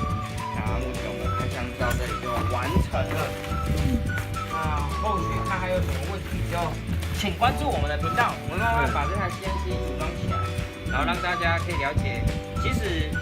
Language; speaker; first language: Chinese; native; Chinese